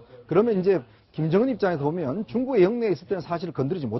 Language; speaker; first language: Korean; native; Korean